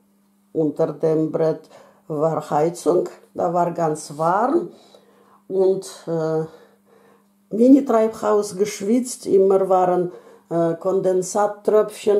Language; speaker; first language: German; non-native, fluent; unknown